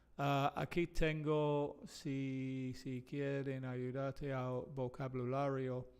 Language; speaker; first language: Spanish; non-native, fluent; English